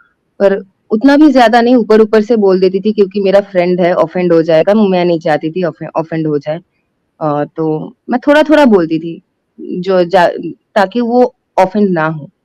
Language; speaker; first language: Hindi; non-native, local second language; Bangla